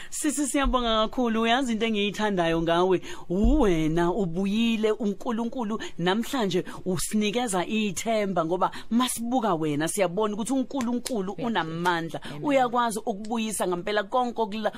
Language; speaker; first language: Zulu; native; Zulu